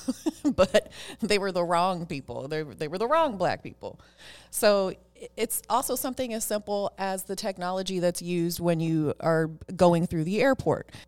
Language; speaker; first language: English; native; English